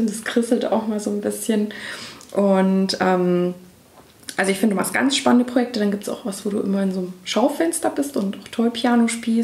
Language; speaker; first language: German; native; German